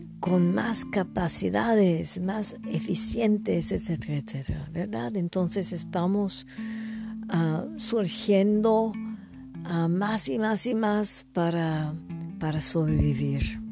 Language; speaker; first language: Spanish; non-native, learner; English